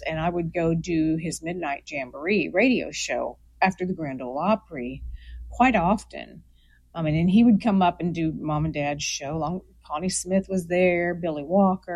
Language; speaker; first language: English; native; English